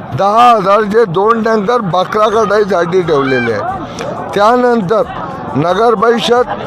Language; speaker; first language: Marathi; native; Marathi